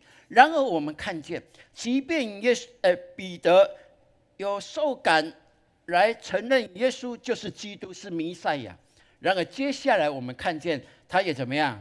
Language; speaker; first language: Chinese; native; Chinese